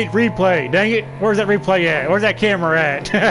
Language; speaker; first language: English; native; English